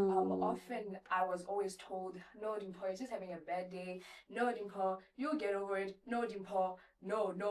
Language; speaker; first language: English; non-native, local second language; Southern Sotho